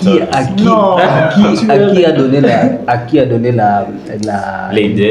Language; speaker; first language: French; non-native, learner; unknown